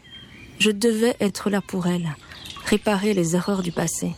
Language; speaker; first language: French; native; French